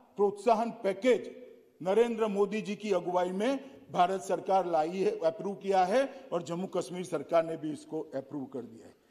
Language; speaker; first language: Hindi; non-native, local second language; Gujarati